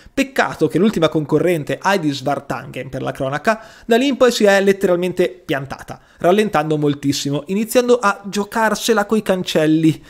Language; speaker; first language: Italian; native; Italian